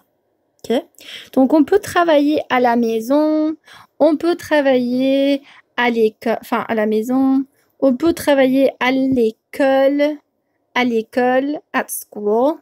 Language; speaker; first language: French; non-native, fluent; English